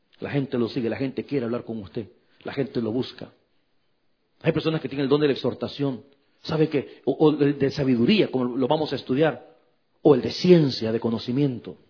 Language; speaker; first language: Spanish; native; Spanish